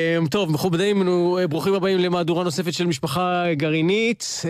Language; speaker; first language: Hebrew; native; Hebrew